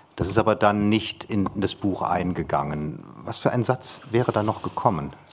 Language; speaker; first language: German; native; German